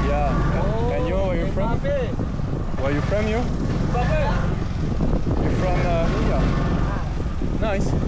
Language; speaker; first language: English; non-native, learner; French